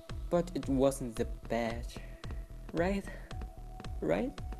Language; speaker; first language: English; non-native, learner; German